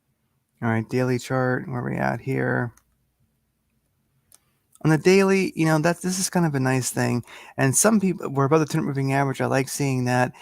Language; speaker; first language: English; native; English